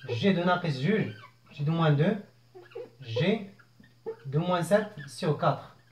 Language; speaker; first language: French; non-native, local second language; Arabic